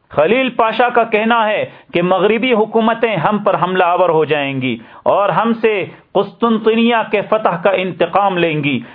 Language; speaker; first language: Urdu; native; Urdu